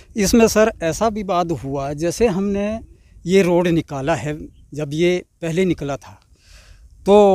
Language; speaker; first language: Hindi; non-native, local second language; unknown